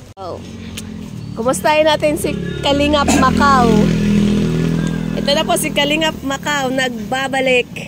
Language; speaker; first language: Filipino; non-native, local second language; Cebuano